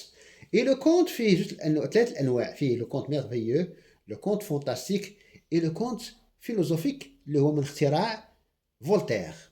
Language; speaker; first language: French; non-native, local second language; Arabic